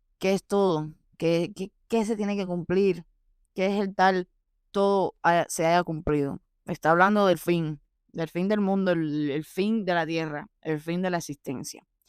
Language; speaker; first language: Spanish; early bilingual, heritage; Spanish